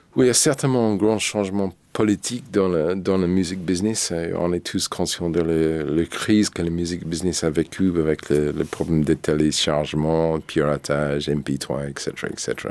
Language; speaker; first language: French; non-native, fluent; English